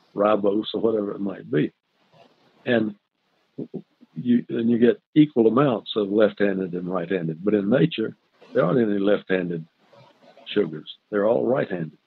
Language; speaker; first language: English; native; English